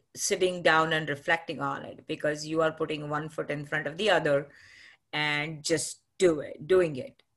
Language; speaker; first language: English; non-native, local second language; Marathi